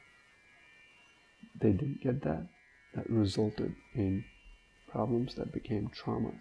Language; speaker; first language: English; non-native, local second language; Hindi